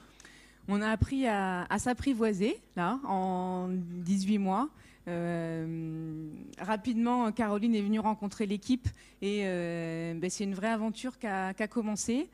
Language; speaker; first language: French; native; French